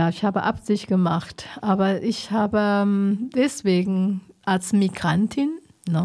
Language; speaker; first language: German; non-native, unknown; Chinese